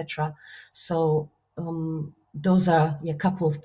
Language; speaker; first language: English; non-native, fluent; Slovak